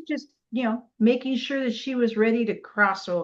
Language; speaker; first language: English; native; English